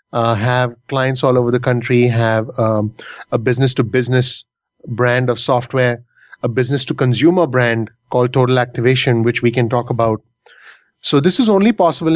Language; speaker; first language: English; non-native, local second language; Hindi